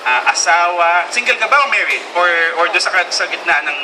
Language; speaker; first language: Filipino; native; Filipino